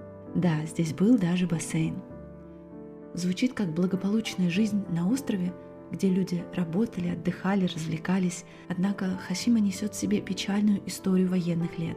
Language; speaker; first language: Russian; native; Russian